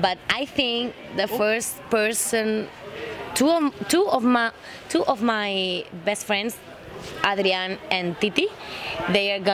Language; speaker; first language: English; non-native, fluent; Spanish